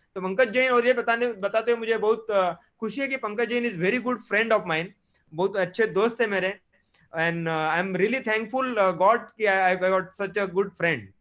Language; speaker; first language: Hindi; non-native, local second language; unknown